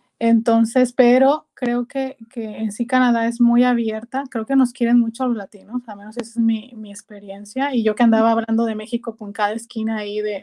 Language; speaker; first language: Spanish; native; Spanish